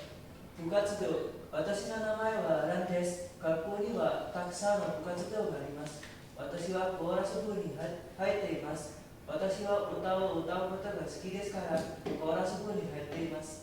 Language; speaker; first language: Japanese; non-native, learner; Indonesian